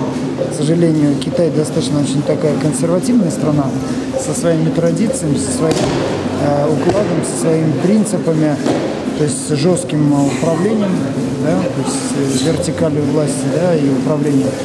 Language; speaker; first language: Russian; native; Russian